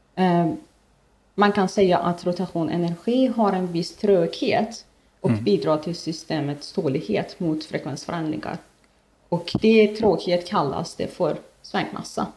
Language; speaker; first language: Swedish; non-native, fluent; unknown